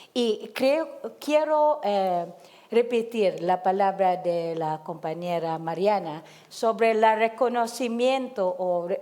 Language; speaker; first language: Spanish; non-native, learner; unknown